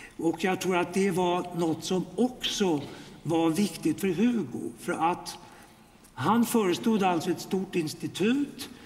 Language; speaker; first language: Swedish; native; Swedish